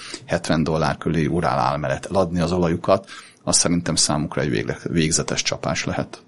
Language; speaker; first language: Hungarian; native; Hungarian